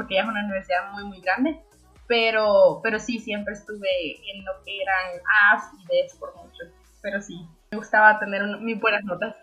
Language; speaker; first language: Spanish; native; Spanish